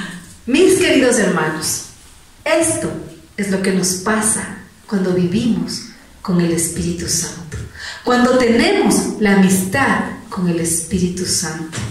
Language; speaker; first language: Spanish; native; Spanish